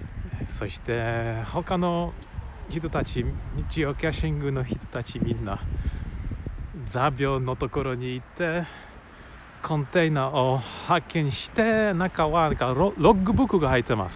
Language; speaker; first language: Japanese; non-native, learner; English